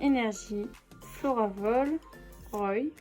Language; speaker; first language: French; native; French